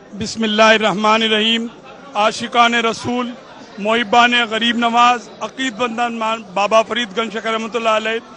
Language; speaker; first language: Urdu; native; Urdu